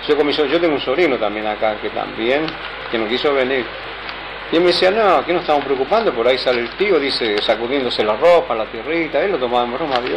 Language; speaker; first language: Spanish; native; Spanish